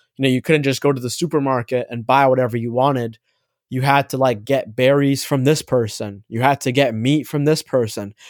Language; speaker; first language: English; native; English